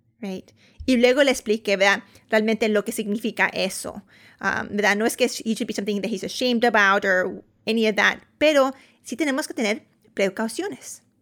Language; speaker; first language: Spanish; early bilingual, heritage; Spanish